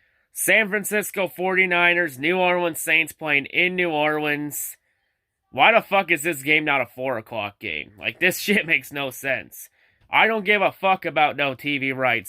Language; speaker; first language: English; native; English